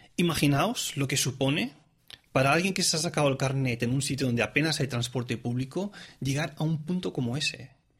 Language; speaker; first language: Spanish; non-native, local second language; Catalan